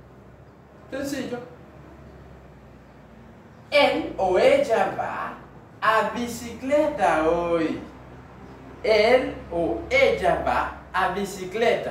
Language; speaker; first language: Spanish; non-native, fluent; Haitian Creole